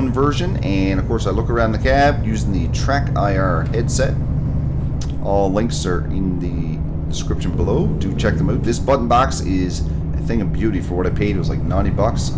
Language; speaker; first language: English; native; English